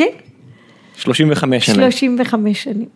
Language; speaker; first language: Hebrew; non-native, fluent; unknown